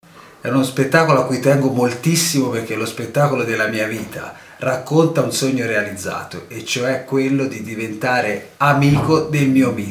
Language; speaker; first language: Italian; native; Italian